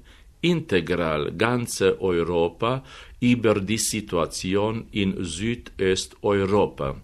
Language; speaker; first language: German; non-native, fluent; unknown